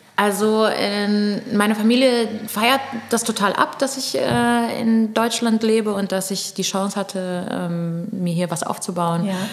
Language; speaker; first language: German; early bilingual, other home language; Portuguese